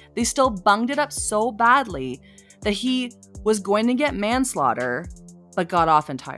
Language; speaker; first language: English; native; English